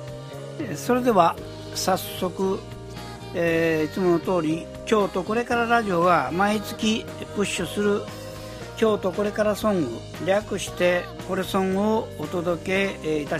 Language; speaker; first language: Japanese; native; Japanese